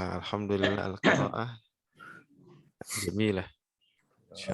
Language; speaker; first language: Arabic; non-native, fluent; Indonesian